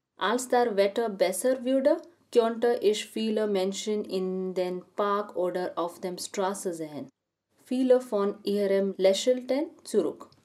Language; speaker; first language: German; non-native, learner; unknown